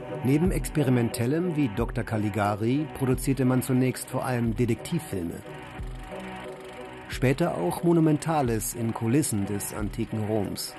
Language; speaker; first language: German; native; German